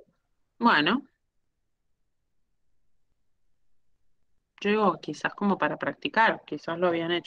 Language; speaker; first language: Spanish; native; Spanish